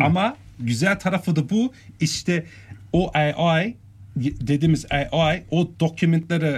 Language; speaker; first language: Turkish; early bilingual, heritage; Turkish